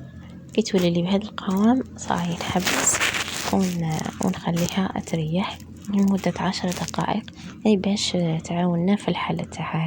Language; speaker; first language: Arabic; native; Arabic